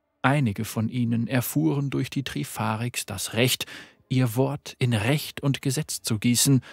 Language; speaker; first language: German; native; German